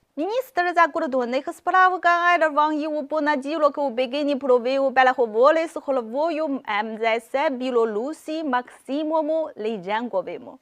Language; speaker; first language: Ukrainian; non-native, fluent; Chinese